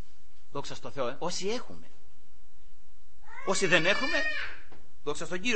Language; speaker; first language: Greek; native; Greek